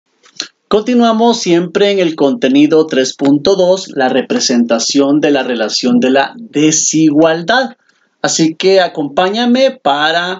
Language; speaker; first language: Spanish; native; Spanish